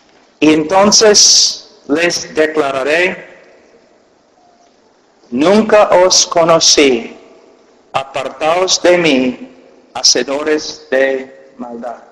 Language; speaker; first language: Spanish; non-native, fluent; English